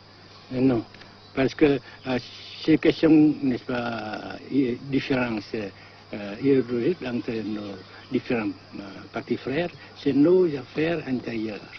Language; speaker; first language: French; non-native, local second language; Vietnamese